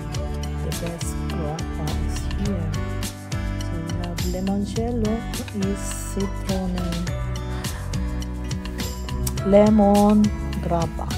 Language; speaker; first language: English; non-native, learner; Filipino